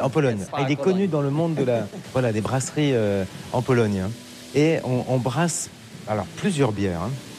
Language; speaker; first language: French; native; French